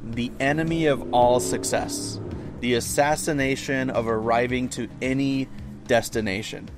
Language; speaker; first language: English; native; English